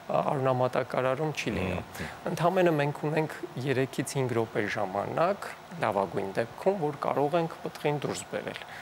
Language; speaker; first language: Armenian; native; Armenian